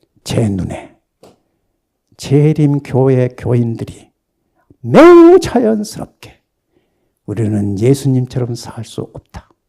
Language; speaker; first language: Korean; native; Korean